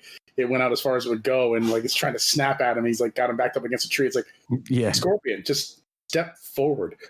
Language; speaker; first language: English; native; English